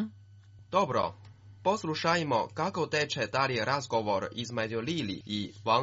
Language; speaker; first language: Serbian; non-native, fluent; Chinese